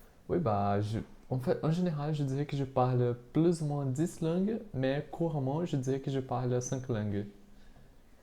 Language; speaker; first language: French; non-native, fluent; Portuguese